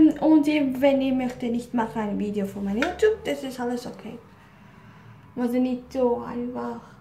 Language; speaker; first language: German; non-native, learner; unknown